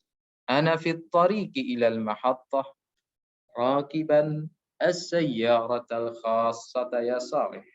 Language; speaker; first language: Arabic; non-native, fluent; Indonesian